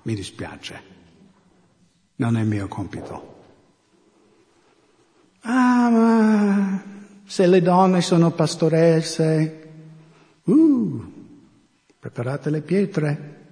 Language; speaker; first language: Italian; non-native, fluent; English